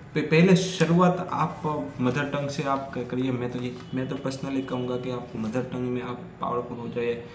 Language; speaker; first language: Hindi; non-native, local second language; Gujarati